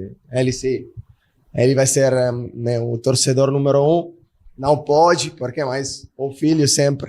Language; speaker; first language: Portuguese; non-native, fluent; Italian